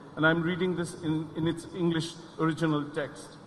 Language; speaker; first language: English; non-native, local second language; Bangla